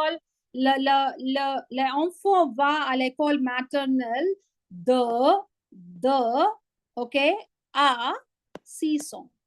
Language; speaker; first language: French; non-native, learner; Hindi